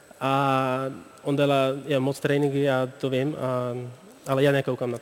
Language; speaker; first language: Czech; non-native, learner; Dutch